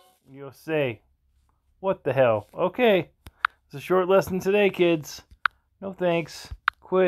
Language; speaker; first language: English; native; English